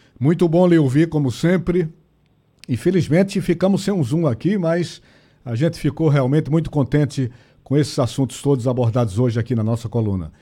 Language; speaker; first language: Portuguese; native; Portuguese